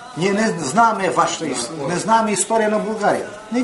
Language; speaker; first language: Bulgarian; early bilingual, heritage; Bulgarian